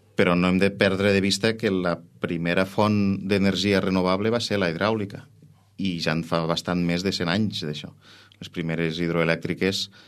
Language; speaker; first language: Catalan; native; Catalan